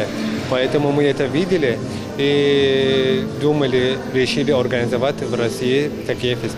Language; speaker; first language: Russian; non-native, learner; Turkish